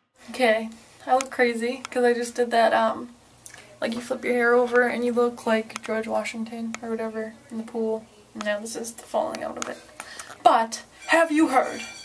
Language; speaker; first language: English; native; English